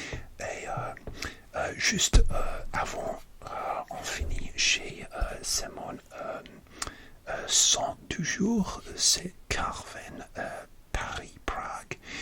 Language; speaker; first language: French; non-native, learner; English